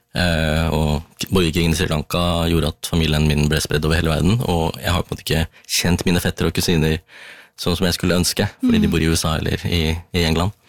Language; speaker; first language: Norwegian; early bilingual, other home language; Tamil